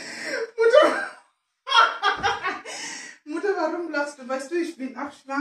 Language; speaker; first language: German; non-native, learner; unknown